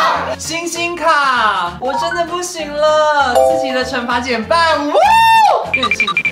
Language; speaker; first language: Chinese; native; Chinese